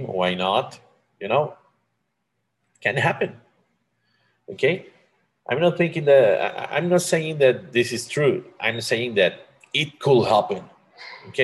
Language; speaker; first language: English; non-native, learner; Spanish